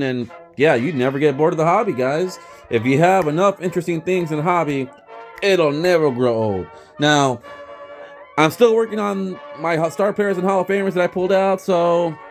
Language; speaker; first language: English; native; English